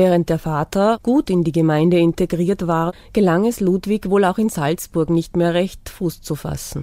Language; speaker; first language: German; native; German